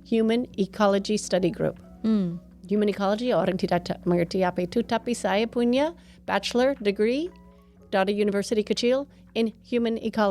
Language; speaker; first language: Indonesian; non-native, fluent; English